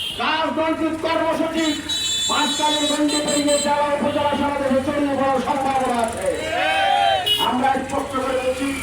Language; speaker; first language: Bangla; native; Bangla